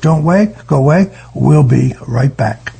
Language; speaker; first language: English; native; English